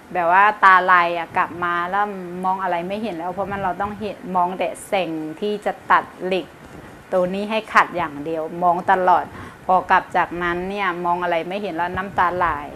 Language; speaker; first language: Thai; non-native, fluent; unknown